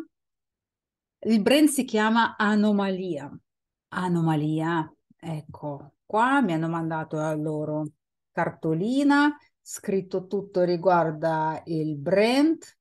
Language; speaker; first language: Italian; non-native, fluent; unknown